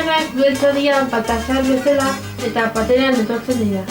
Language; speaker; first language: Basque; non-native, local second language; Spanish